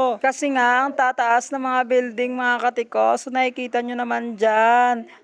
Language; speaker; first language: Filipino; non-native, local second language; Hiligaynon